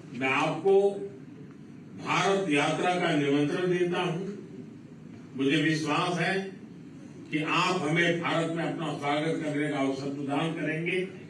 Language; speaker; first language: Hindi; non-native, local second language; Gujarati